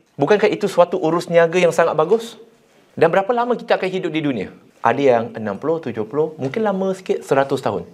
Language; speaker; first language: Malay; non-native, local second language; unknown